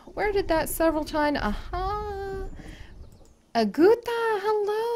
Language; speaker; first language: English; native; English